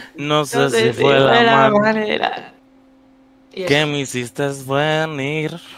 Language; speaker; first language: Spanish; native; Spanish